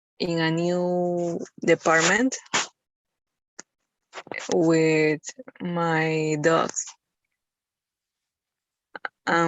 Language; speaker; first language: English; non-native, learner; Spanish